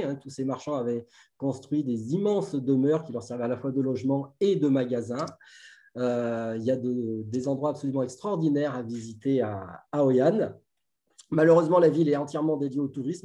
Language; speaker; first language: French; native; French